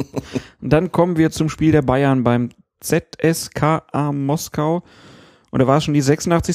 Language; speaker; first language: German; native; German